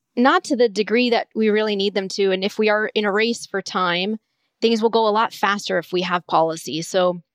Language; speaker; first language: English; native; English